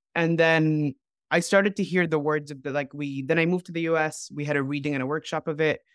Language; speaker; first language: English; non-native, fluent; Arabic